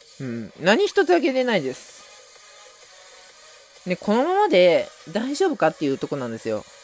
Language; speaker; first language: Japanese; native; Japanese